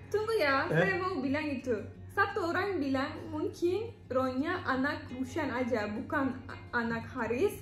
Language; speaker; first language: Indonesian; non-native, learner; Turkish